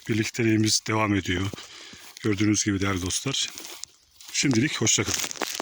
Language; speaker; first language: Turkish; native; Turkish